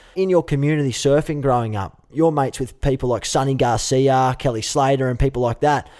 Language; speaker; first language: English; native; English